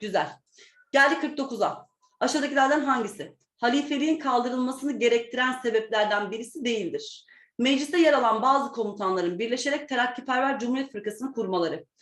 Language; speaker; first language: Turkish; native; Turkish